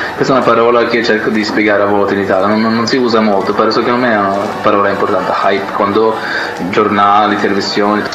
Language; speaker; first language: Italian; non-native, fluent; Norwegian